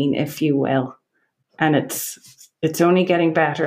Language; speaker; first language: English; native; English